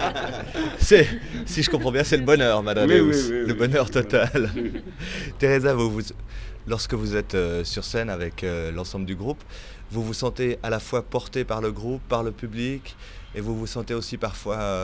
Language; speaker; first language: French; native; French